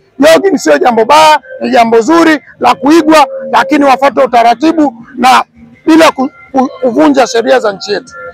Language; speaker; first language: Swahili; native; Swahili